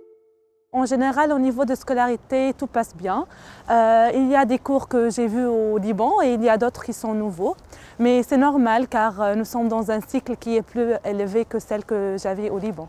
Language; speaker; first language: French; non-native, local second language; Arabic